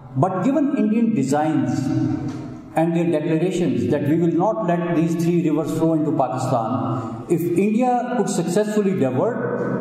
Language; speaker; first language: English; non-native, local second language; Urdu